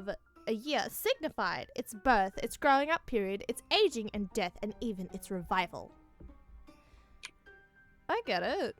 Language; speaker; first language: English; native; English